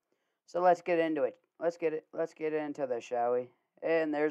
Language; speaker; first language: English; native; English